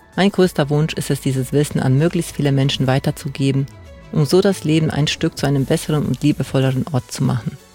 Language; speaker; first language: German; native; German